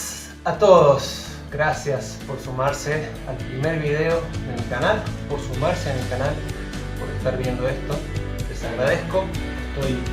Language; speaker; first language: Spanish; native; Spanish